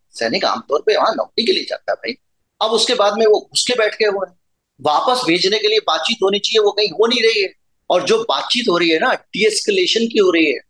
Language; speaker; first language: Hindi; native; Hindi